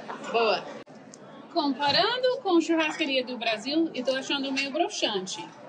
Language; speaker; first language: Portuguese; non-native, fluent; English